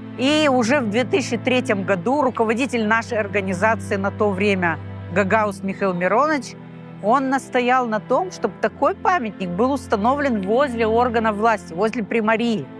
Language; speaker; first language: Russian; non-native, local second language; Gagauz